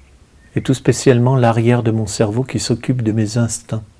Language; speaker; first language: French; native; French